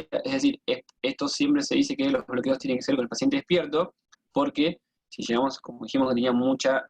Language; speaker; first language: Spanish; native; Spanish